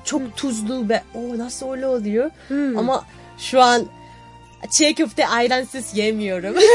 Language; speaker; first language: Turkish; non-native, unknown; Korean